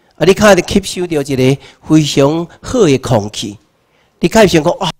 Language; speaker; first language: Chinese; native; Chinese